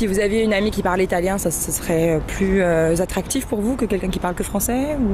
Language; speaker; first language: French; native; French